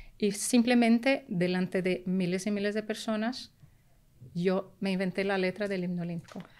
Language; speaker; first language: Spanish; early bilingual, heritage; Spanish